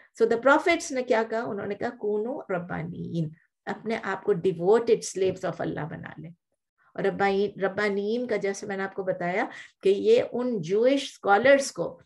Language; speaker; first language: Urdu; native; Urdu